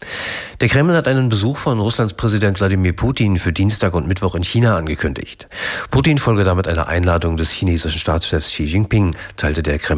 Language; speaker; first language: German; native; German